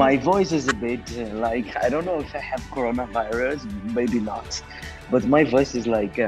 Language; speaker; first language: English; non-native, fluent; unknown